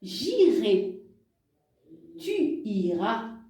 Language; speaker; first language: French; non-native, local second language; Arabic